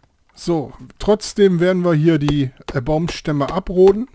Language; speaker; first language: German; native; German